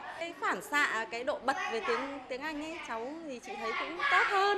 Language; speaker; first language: Vietnamese; native; Vietnamese